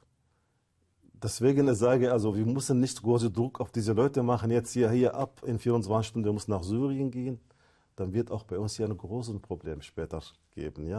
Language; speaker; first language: German; non-native, fluent; Arabic